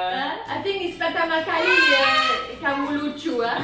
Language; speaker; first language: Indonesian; non-native, learner; French